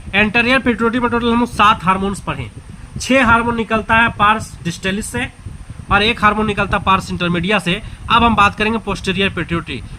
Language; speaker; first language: Hindi; native; Hindi